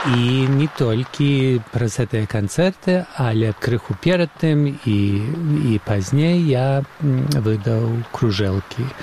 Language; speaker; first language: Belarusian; early bilingual, heritage; Belarusian